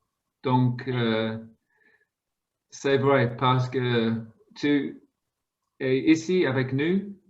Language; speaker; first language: French; non-native, fluent; English